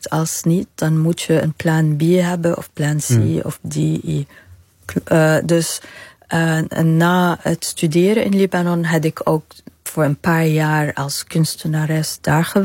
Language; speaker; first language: Dutch; non-native, fluent; Arabic